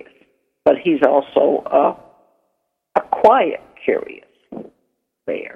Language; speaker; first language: English; native; English